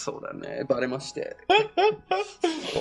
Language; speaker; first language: Japanese; non-native, learner; English